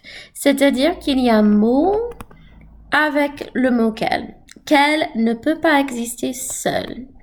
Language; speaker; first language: French; non-native, fluent; English